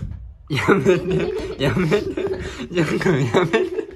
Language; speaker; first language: Japanese; native; Japanese